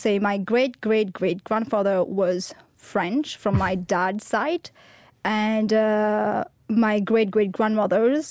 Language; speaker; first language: English; non-native, fluent; Morisyen